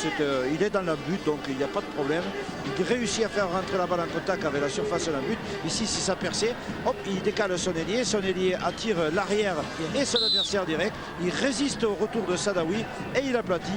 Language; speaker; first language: French; native; French